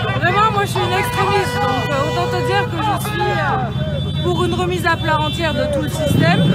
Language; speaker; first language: French; native; French